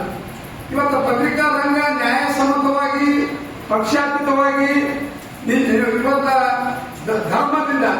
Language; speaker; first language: Kannada; native; Kannada